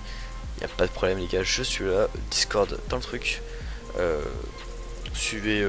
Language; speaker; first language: French; native; French